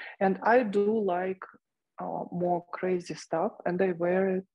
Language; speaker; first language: English; non-native, fluent; Russian